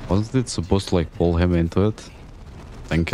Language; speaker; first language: English; native; English